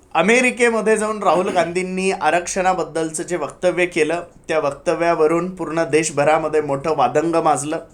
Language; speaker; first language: Marathi; native; Marathi